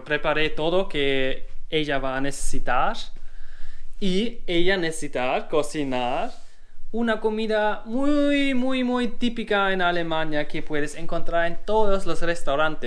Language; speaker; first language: Spanish; non-native, learner; German